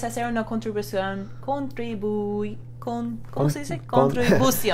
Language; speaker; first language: Spanish; non-native, fluent; English